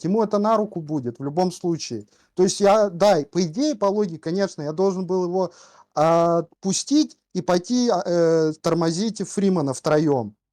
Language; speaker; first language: Russian; native; Russian